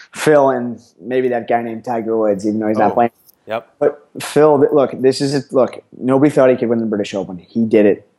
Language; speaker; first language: English; native; English